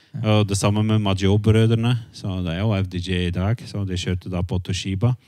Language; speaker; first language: Norwegian; non-native, fluent; Dutch